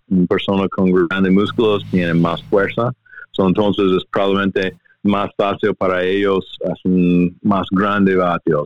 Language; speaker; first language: Spanish; non-native, learner; English